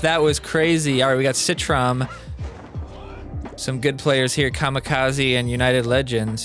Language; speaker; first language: English; native; English